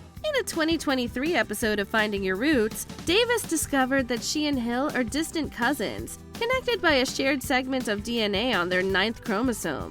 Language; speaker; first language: English; native; English